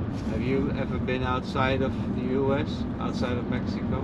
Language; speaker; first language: English; non-native, fluent; Dutch